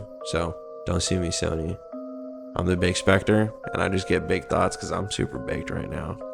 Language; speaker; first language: English; native; English